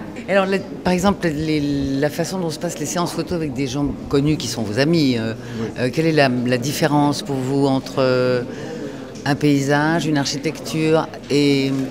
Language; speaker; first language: French; native; French